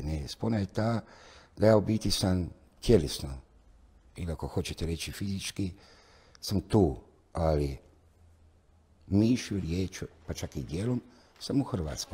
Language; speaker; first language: Croatian; native; Croatian